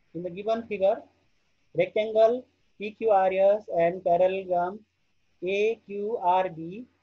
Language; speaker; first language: English; non-native, local second language; Nepali